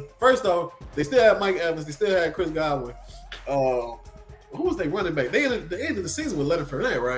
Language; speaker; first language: English; native; English